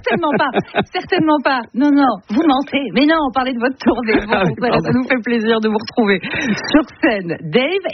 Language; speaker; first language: French; native; French